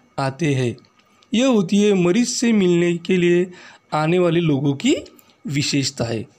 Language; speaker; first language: Hindi; non-native, local second language; Marathi